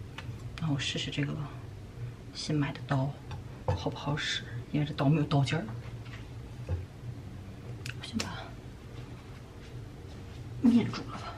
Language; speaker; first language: Chinese; native; Chinese